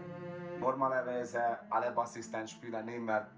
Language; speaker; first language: German; non-native, fluent; Hungarian